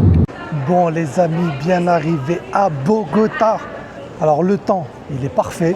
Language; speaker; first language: French; native; French